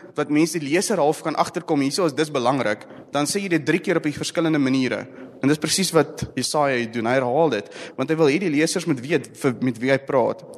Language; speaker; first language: Afrikaans; non-native, local second language; English